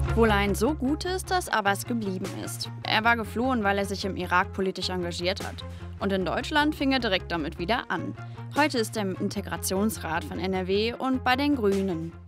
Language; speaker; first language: German; native; German